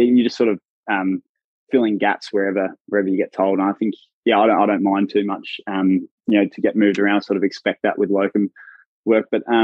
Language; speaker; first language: English; native; English